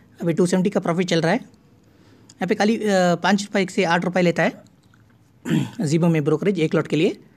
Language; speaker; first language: Hindi; non-native, local second language; Kannada